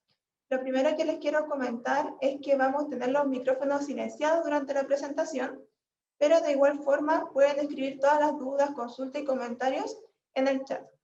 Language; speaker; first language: Spanish; native; Spanish